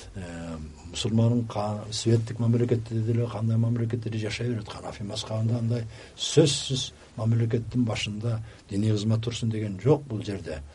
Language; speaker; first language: Kyrgyz; native; Kyrgyz